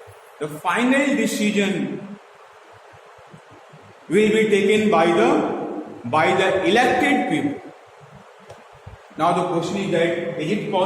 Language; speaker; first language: English; non-native, local second language; Hindi